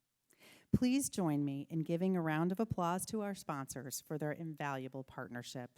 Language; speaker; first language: English; native; English